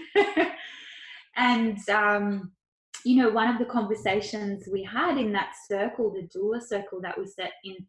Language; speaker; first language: English; early bilingual, other home language; Ukrainian